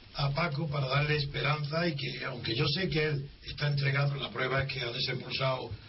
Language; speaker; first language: Spanish; native; Spanish